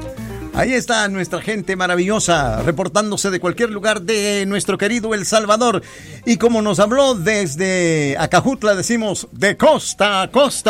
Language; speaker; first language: Spanish; native; Spanish